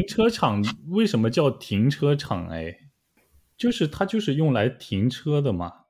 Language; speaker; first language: Chinese; native; Chinese